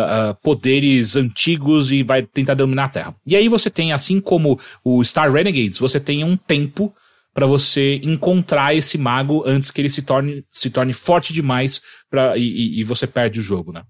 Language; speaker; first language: Portuguese; native; Portuguese